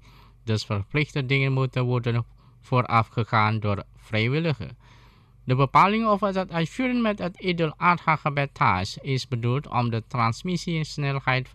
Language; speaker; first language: Dutch; non-native, fluent; Indonesian